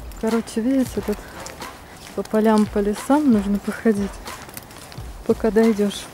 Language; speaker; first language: Russian; native; Russian